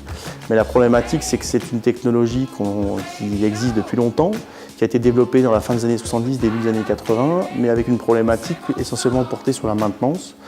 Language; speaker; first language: French; native; French